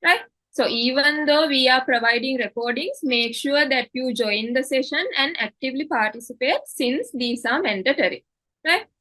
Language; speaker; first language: English; non-native, local second language; Sinhala